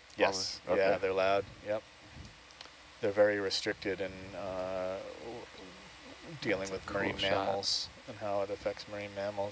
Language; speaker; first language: English; native; English